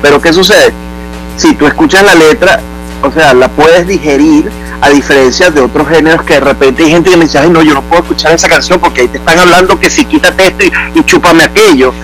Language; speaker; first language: Spanish; native; Spanish